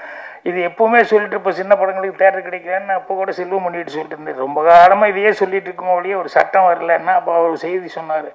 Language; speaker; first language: Tamil; native; Tamil